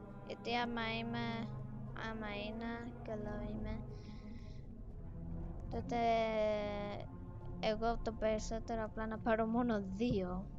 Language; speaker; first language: Greek; early bilingual, heritage; Greek